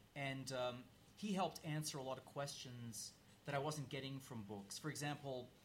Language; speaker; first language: English; native; English